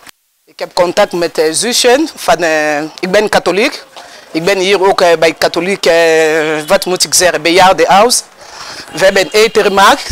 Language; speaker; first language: Dutch; non-native, learner; Lingala